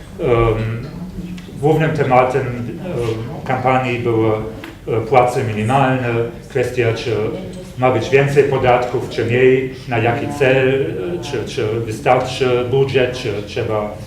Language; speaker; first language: Polish; non-native, fluent; German